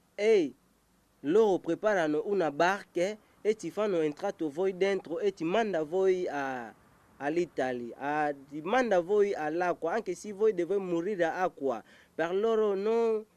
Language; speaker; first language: Italian; non-native, learner; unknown